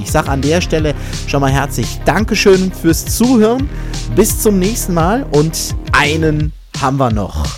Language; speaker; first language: German; native; German